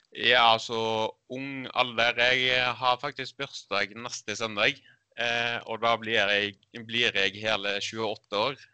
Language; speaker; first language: Norwegian; early bilingual, other home language; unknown